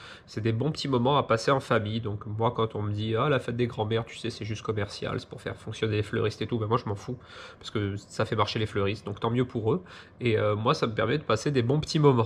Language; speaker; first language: French; native; French